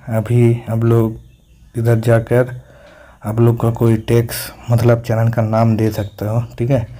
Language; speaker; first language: Hindi; non-native, local second language; Bangla